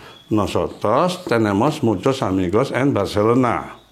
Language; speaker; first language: Spanish; non-native, fluent; Indonesian